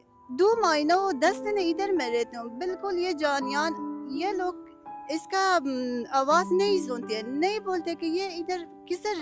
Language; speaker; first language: Hindi; non-native, learner; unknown